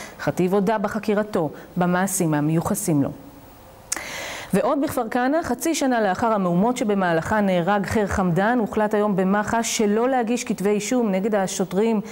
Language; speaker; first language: Hebrew; native; Hebrew